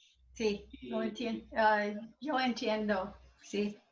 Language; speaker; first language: Spanish; non-native, learner; English